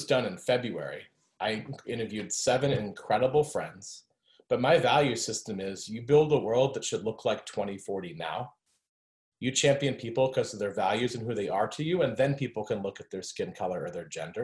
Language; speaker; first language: English; native; English